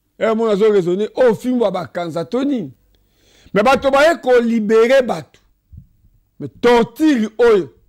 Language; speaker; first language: Lingala; native; Lingala